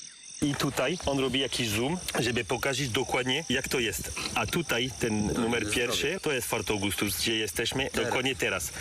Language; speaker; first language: Polish; non-native, learner; Malagasy